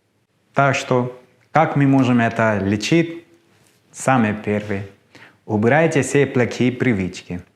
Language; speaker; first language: Russian; non-native, learner; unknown